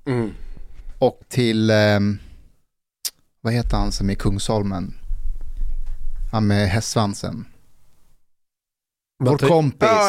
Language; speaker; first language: Swedish; early bilingual, other home language; Persian